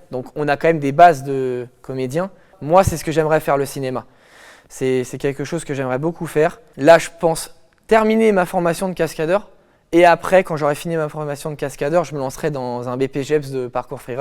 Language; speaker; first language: French; native; French